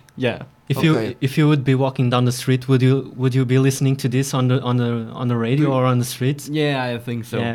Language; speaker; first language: English; non-native, fluent; Korean